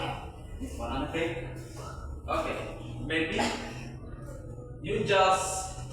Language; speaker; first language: English; non-native, learner; Indonesian